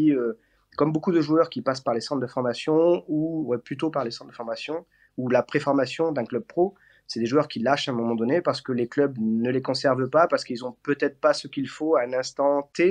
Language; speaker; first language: French; native; French